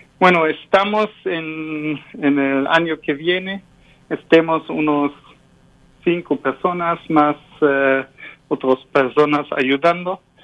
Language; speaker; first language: Spanish; non-native, learner; German